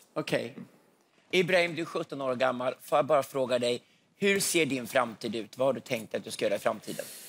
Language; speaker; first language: Swedish; native; Swedish